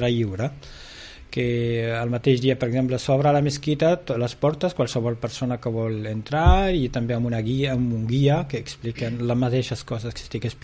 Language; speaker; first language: Catalan; non-native, fluent; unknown